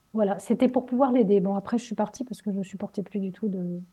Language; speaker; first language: French; native; French